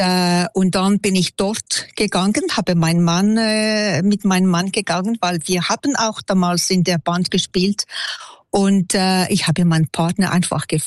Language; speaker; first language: German; non-native, local second language; French